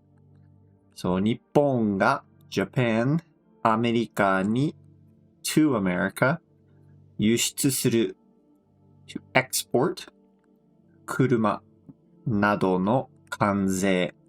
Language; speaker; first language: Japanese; non-native, fluent; English